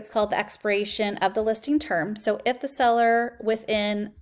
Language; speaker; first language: English; native; English